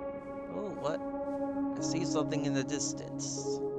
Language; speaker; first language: English; native; English